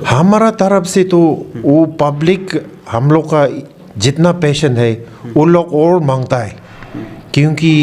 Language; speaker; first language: Hindi; non-native, fluent; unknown